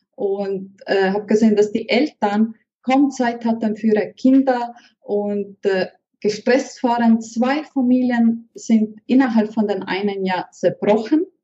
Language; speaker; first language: German; non-native, fluent; Estonian